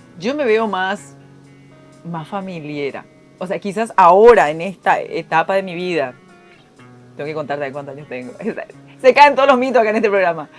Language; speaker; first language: Spanish; early bilingual, other home language; Korean